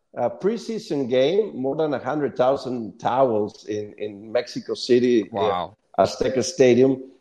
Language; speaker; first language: English; non-native, fluent; Spanish